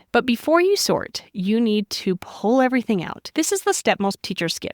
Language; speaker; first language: English; native; English